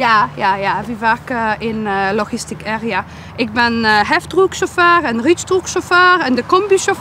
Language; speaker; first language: Dutch; non-native, learner; Polish